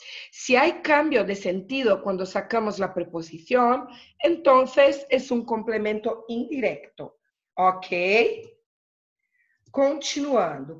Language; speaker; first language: Spanish; non-native, fluent; Portuguese